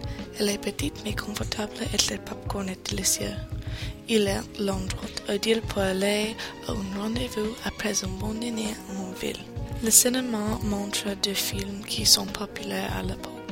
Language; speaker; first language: French; non-native, learner; English